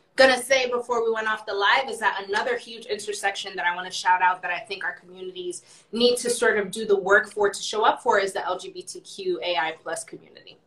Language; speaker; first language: English; early bilingual, other home language; Spanish